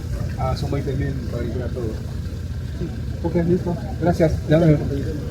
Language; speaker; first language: Spanish; non-native, learner; Vietnamese